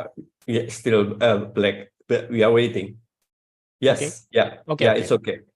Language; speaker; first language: English; non-native, fluent; Indonesian